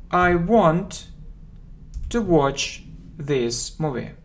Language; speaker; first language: English; non-native, fluent; Russian